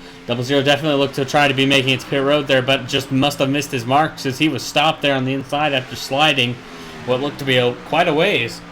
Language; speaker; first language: English; native; English